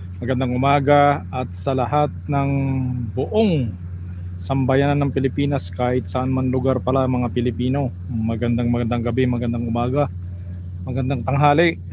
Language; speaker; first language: Filipino; non-native, local second language; Iloko